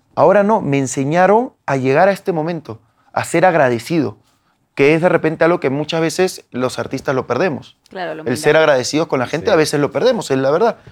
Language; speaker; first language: Spanish; native; Spanish